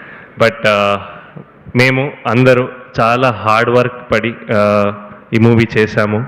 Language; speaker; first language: Telugu; non-native, learner; Kannada